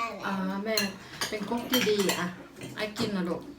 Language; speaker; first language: Swedish; non-native, learner; Thai